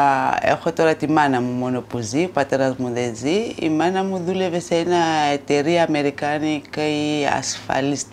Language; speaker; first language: Greek; non-native, fluent; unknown